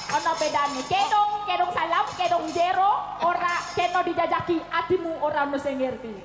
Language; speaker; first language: Javanese; non-native, local second language; Indonesian